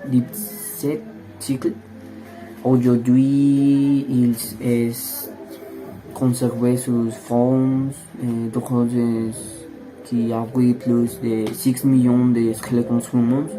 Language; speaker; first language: French; non-native, learner; Spanish